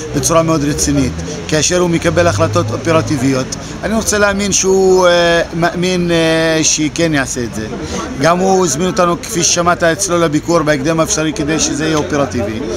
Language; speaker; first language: Hebrew; non-native, local second language; Arabic